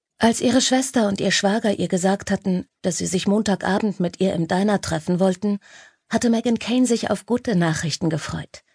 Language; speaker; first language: German; native; German